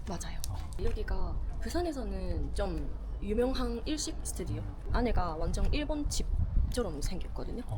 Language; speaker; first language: Korean; non-native, fluent; Japanese